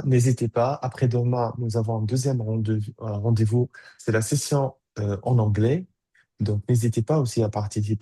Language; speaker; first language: French; native; French